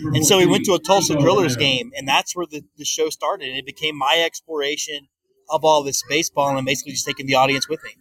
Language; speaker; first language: English; native; English